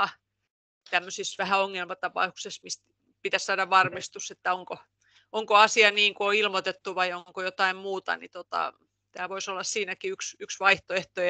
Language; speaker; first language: Finnish; native; Finnish